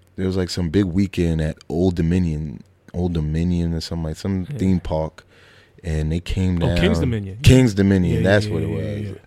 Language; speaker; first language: English; native; English